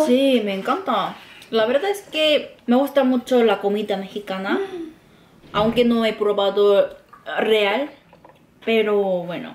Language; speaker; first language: Spanish; non-native, learner; Korean